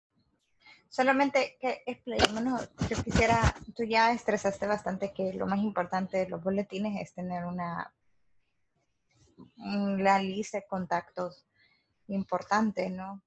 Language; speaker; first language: Spanish; native; Spanish